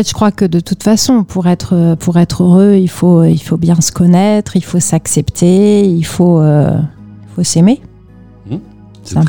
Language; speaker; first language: French; native; French